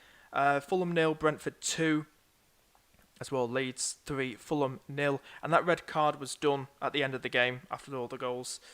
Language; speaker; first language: English; native; English